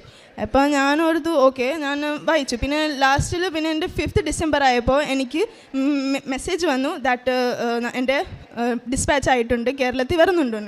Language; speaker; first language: Malayalam; early bilingual, heritage; Malayalam